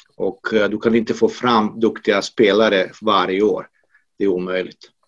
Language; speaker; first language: Swedish; non-native, fluent; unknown